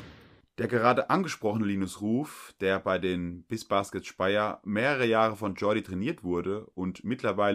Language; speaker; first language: German; native; German